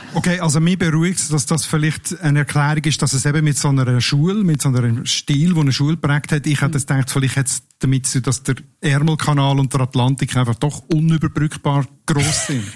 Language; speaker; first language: German; native; German